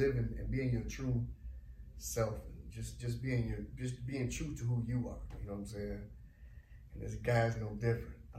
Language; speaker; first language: English; native; English